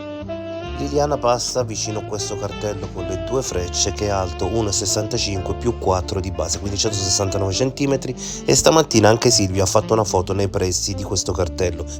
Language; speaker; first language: Italian; native; Italian